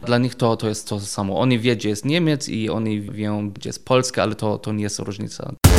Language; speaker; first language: Polish; non-native, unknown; German